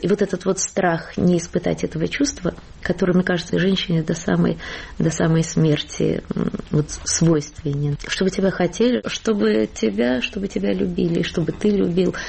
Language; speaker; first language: Russian; native; Russian